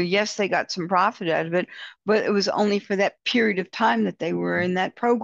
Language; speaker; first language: English; native; English